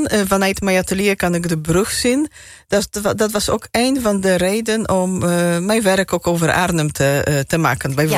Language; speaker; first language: Dutch; non-native, fluent; Polish